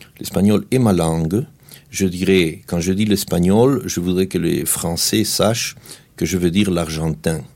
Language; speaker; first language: French; non-native, fluent; Spanish